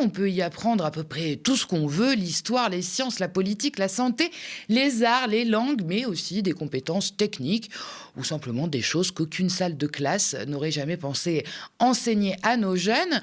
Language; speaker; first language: French; native; French